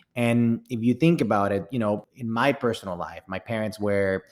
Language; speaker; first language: English; early bilingual, other home language; Spanish